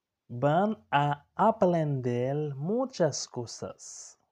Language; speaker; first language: Spanish; non-native, learner; Haitian Creole